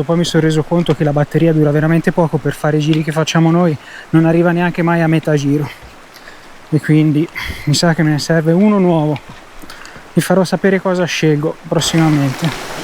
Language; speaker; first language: Italian; native; Italian